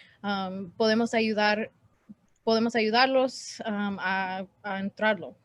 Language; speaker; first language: Spanish; non-native, learner; English